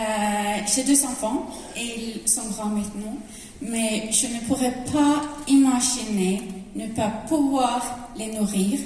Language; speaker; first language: French; non-native, learner; Norwegian